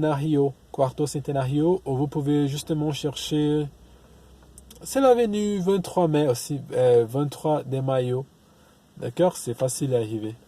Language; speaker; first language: French; non-native, learner; Portuguese